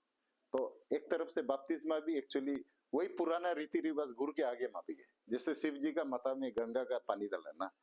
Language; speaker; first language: Hindi; non-native, local second language; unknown